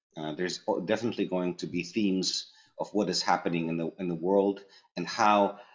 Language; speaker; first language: English; early bilingual, other home language; Russian